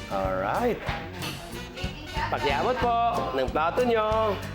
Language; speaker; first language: Filipino; native; Filipino